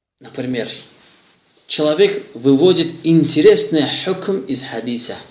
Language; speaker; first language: Russian; non-native, local second language; Azerbaijani